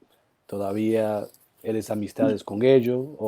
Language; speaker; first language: Spanish; early bilingual, heritage; Spanish